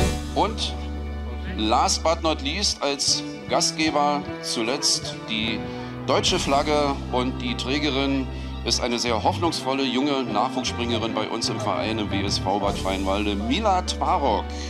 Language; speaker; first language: German; native; German